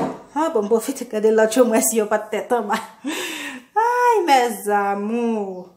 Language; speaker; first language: French; non-native, learner; Haitian Creole